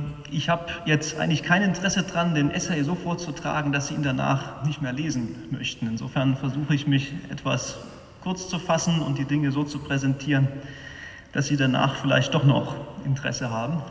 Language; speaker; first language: German; native; German